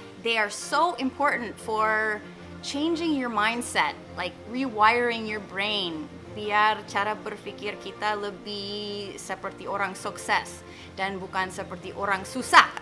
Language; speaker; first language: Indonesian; non-native, fluent; English